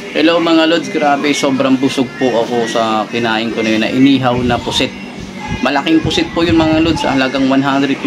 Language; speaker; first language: Filipino; native; Filipino